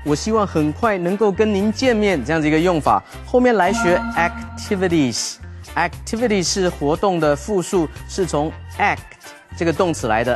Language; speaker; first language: Chinese; native; Chinese